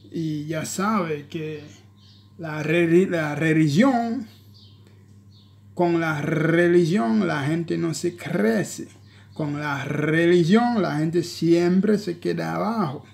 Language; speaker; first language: Spanish; non-native, learner; Haitian Creole